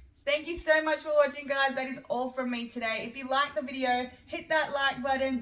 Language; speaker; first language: English; native; English